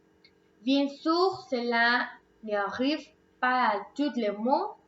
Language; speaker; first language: French; non-native, learner; Spanish